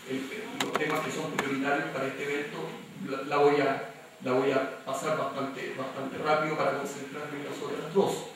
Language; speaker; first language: Spanish; native; Spanish